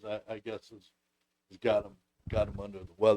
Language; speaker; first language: English; native; English